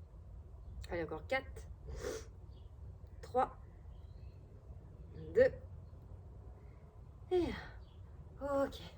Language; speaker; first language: French; native; French